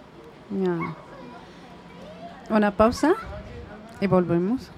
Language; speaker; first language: Spanish; non-native, fluent; Arabic